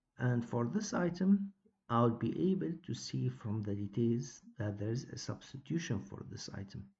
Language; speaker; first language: English; non-native, fluent; Arabic